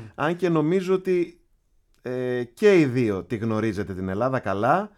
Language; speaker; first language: Greek; native; Greek